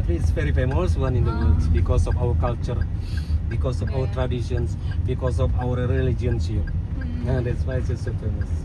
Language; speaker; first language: English; non-native, fluent; Indonesian